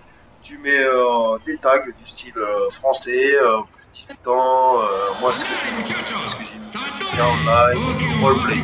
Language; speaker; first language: French; native; French